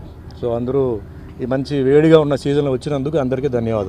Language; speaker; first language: Telugu; native; Telugu